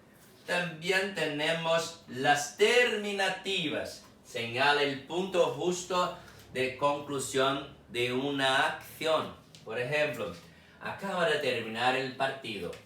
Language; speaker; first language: Spanish; non-native, fluent; Portuguese